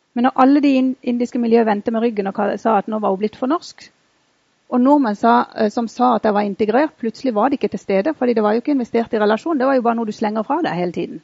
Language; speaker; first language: Norwegian; early bilingual, other home language; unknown